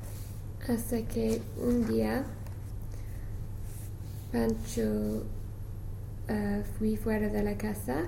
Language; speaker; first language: Spanish; non-native, learner; English